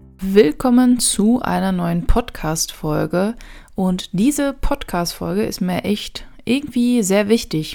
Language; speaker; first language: German; native; German